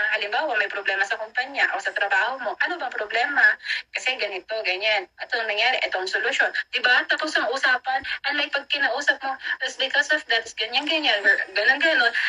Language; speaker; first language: Filipino; native; Filipino